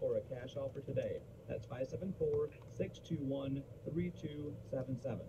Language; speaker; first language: English; native; English